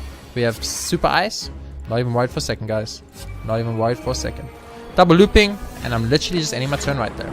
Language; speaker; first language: English; native; English